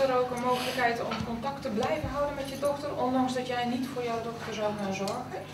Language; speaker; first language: Dutch; native; Dutch